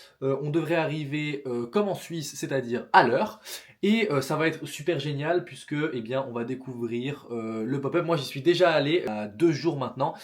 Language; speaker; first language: French; native; French